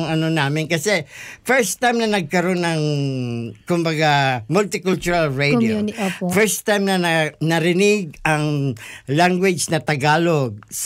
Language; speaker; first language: Filipino; non-native, local second language; Bikol